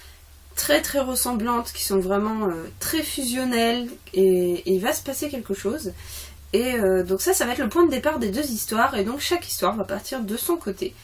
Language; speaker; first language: French; native; French